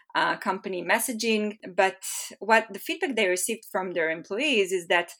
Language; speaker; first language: English; non-native, fluent; Hebrew